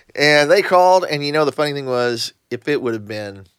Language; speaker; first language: English; native; English